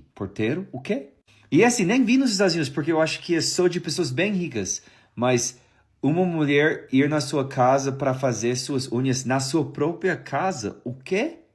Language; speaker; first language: Portuguese; non-native, fluent; English